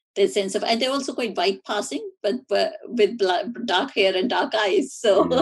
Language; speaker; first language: English; non-native, local second language; Hindi